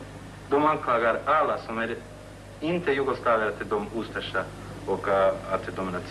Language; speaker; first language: Swedish; non-native, fluent; Croatian